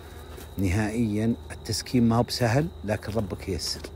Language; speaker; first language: Arabic; native; Arabic